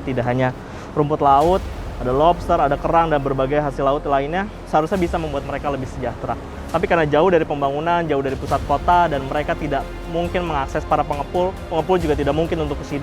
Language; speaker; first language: Indonesian; native; Indonesian